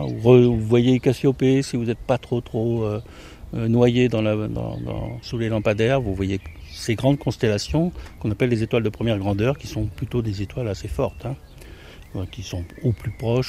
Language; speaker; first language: French; native; French